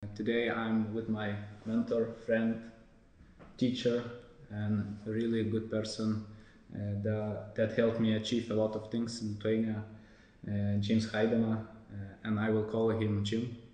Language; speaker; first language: English; non-native, fluent; Lithuanian